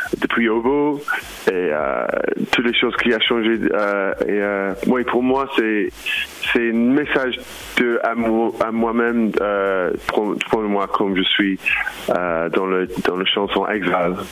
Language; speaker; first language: French; non-native, learner; English